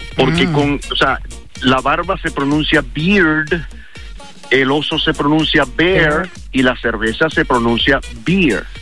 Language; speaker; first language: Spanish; early bilingual, heritage; Spanish